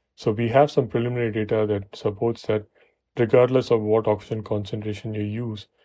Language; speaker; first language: English; non-native, local second language; Tamil